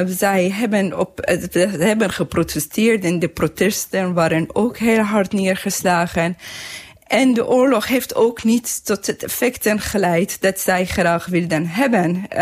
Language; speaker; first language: Dutch; non-native, fluent; Persian